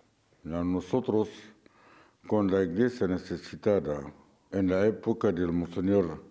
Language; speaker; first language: Spanish; non-native, fluent; Arabic